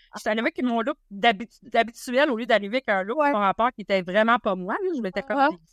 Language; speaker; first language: French; native; French